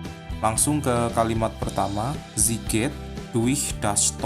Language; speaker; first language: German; non-native, fluent; Indonesian